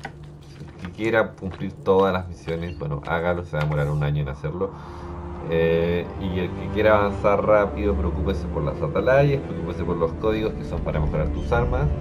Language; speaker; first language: Spanish; native; Spanish